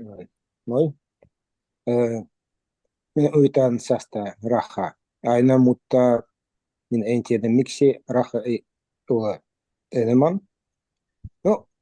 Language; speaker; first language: Finnish; non-native, learner; Russian